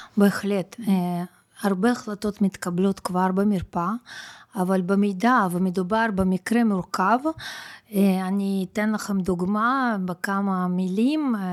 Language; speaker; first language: Hebrew; non-native, fluent; Russian